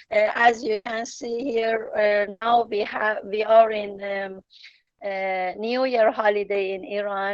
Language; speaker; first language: English; non-native, learner; Persian